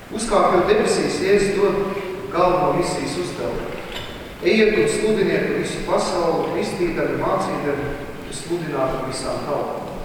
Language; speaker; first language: Latvian; native; Latvian